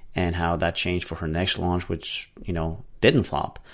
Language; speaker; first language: English; non-native, fluent; Norwegian